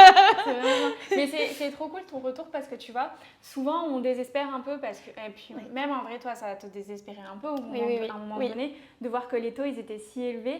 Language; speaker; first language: French; native; French